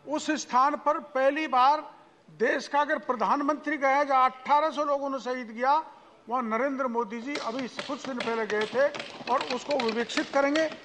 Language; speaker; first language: Hindi; native; Hindi